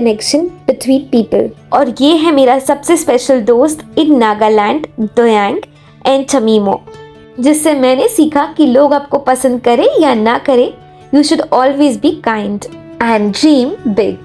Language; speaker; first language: Hindi; native; Hindi